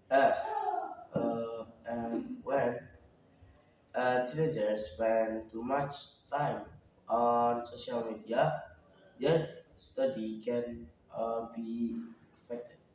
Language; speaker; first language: English; non-native, learner; Indonesian